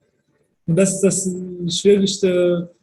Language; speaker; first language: German; early bilingual, other home language; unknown